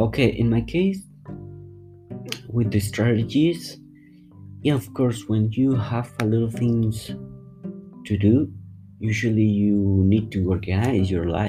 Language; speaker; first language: English; non-native, fluent; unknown